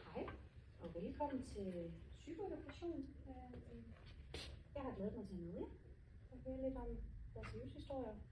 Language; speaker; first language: Danish; native; Danish